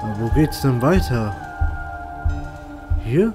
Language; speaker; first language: German; native; German